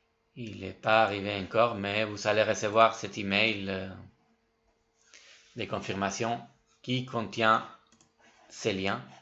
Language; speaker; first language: French; non-native, fluent; Spanish